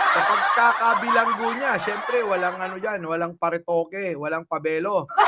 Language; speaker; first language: Filipino; native; Filipino